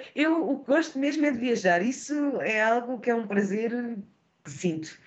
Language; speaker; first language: Portuguese; native; Portuguese